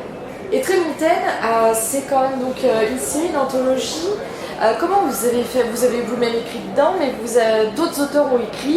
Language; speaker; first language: French; native; French